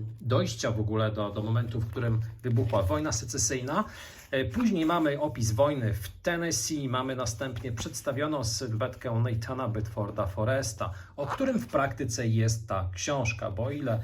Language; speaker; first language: Polish; native; Polish